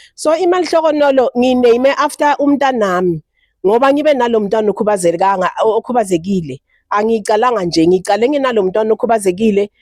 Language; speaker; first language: Zulu; native; Zulu